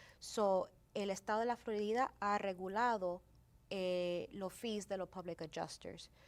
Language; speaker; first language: Spanish; early bilingual, heritage; Spanish